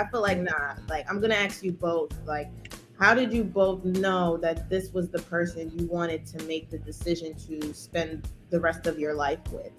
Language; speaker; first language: English; native; English